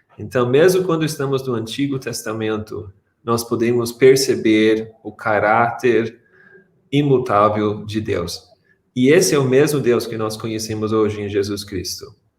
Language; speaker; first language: Portuguese; non-native, fluent; English